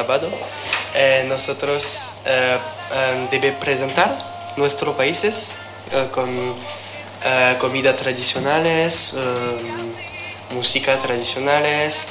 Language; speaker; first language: Spanish; non-native, learner; French